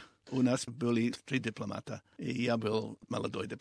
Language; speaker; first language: Russian; non-native, learner; English